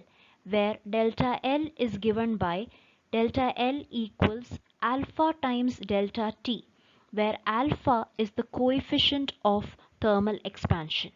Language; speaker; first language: English; non-native, local second language; Malayalam